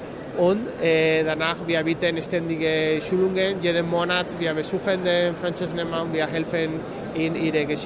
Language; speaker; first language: German; non-native, fluent; Spanish